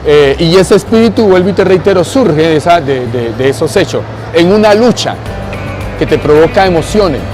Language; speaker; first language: Spanish; native; Spanish